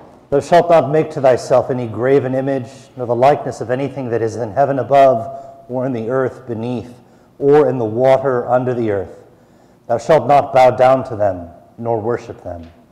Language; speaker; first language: English; native; English